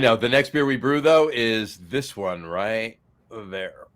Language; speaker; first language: English; native; English